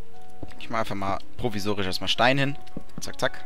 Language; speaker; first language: German; native; German